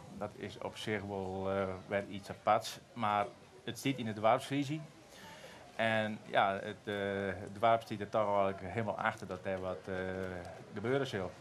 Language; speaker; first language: Dutch; non-native, local second language; Western Frisian